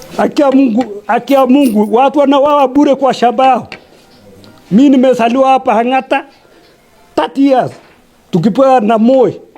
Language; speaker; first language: Swahili; non-native, local second language; Kalenjin